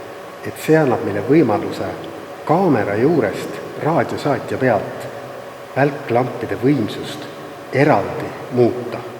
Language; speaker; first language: Estonian; native; Estonian